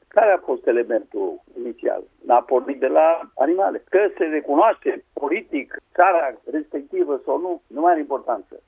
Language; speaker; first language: Romanian; native; Romanian